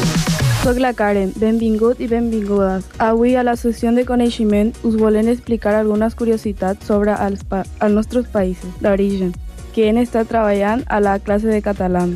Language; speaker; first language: Catalan; non-native, learner; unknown